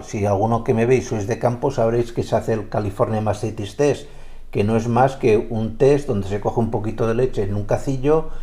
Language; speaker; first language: Spanish; native; Spanish